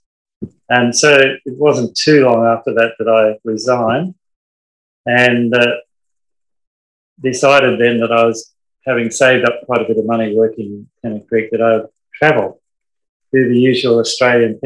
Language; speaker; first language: English; native; English